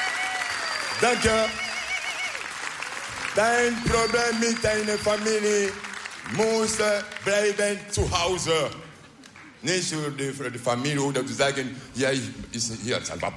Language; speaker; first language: Dutch; non-native, learner; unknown